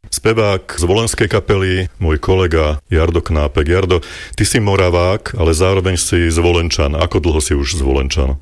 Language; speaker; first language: Slovak; native; Slovak